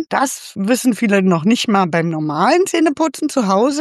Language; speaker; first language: German; native; German